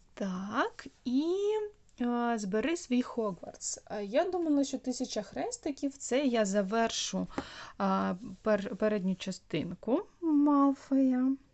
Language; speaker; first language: Ukrainian; non-native, local second language; Russian